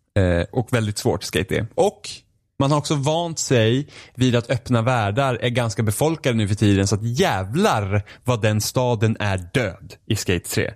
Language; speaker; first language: Swedish; native; Swedish